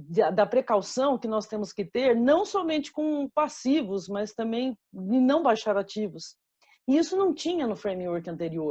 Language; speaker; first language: Portuguese; native; Portuguese